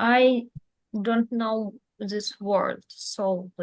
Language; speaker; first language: English; non-native, learner; Russian